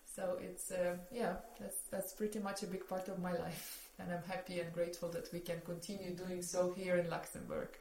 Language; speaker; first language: English; non-native, fluent; Ukrainian